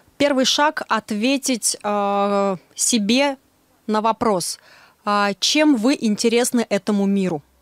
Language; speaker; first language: Russian; native; Russian